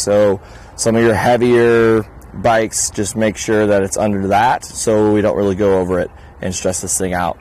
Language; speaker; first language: English; native; English